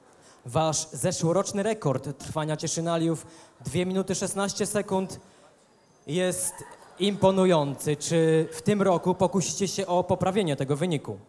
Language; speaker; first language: Polish; native; Polish